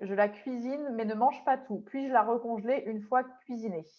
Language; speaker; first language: French; native; French